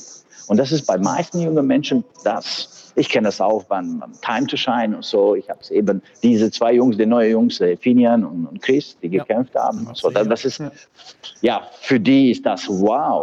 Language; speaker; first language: German; non-native, fluent; Bosnian